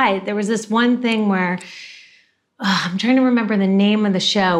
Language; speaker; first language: English; native; English